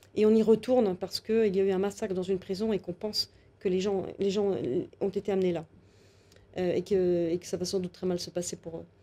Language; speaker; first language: French; native; French